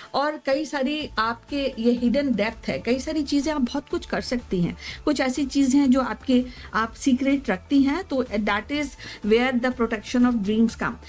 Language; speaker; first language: Hindi; native; Hindi